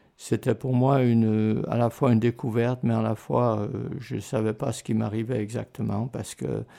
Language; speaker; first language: French; native; French